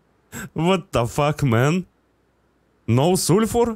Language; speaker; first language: English; non-native, learner; Russian